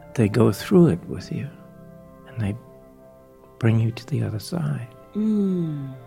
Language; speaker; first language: English; native; English